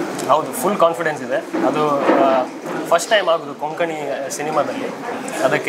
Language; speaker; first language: Kannada; non-native, local second language; Konkani